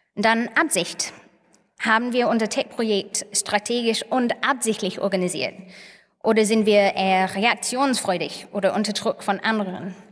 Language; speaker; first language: German; non-native, fluent; English